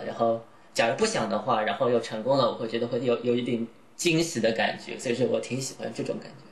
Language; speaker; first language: Chinese; native; Chinese